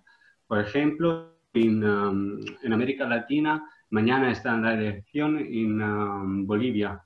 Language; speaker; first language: Spanish; non-native, learner; Italian